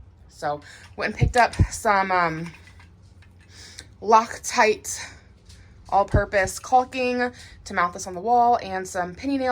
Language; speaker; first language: English; native; English